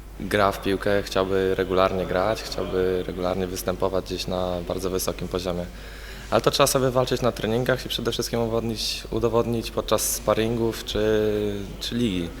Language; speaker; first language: Polish; native; Polish